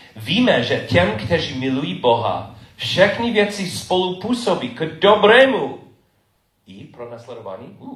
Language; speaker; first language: Czech; non-native, fluent; English